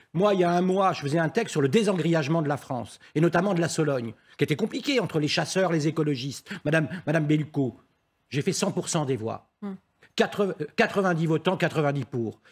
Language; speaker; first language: French; native; French